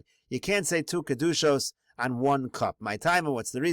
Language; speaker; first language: English; native; English